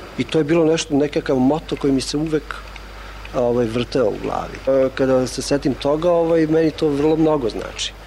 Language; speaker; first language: Serbian; non-native, local second language; Albanian